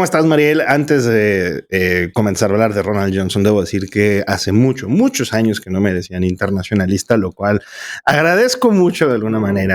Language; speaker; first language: Spanish; native; Spanish